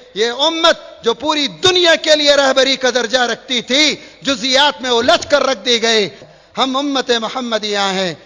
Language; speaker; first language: Urdu; native; Urdu